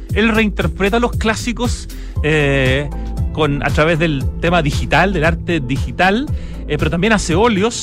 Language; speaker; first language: Spanish; native; Spanish